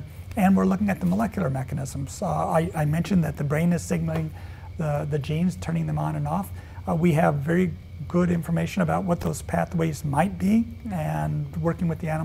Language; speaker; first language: English; native; English